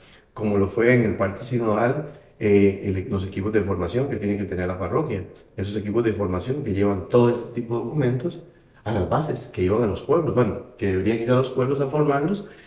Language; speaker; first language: Spanish; native; Spanish